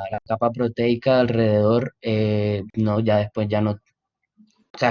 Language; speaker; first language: Spanish; native; Spanish